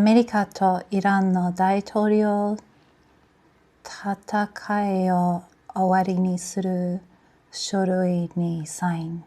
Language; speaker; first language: Japanese; non-native, fluent; English